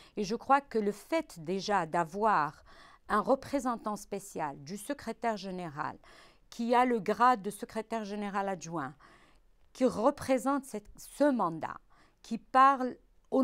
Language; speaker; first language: French; non-native, local second language; Arabic